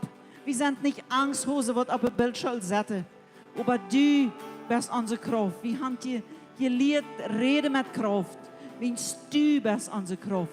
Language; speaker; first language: German; non-native, local second language; Low German